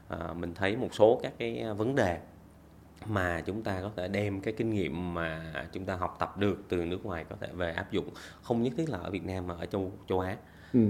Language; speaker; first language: Vietnamese; native; Vietnamese